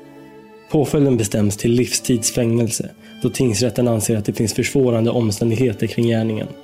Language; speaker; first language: Swedish; native; Swedish